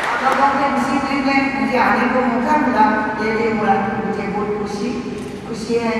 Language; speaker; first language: Hindi; non-native, local second language; Assamese